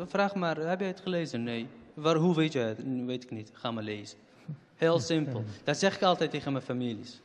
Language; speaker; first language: Dutch; non-native, fluent; Kurdish